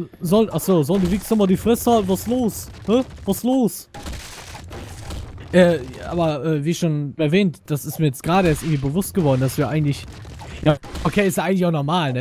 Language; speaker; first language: German; native; German